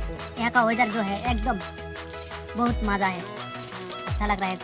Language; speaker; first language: Hindi; non-native, local second language; Garo